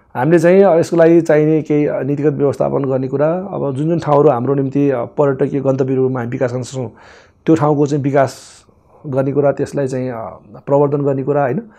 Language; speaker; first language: Nepali; non-native, local second language; Gurung